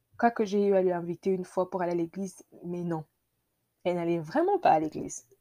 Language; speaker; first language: French; non-native, local second language; Lingala